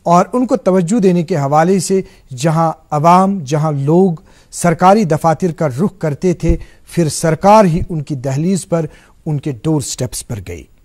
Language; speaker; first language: Hindi; non-native, local second language; Kashmiri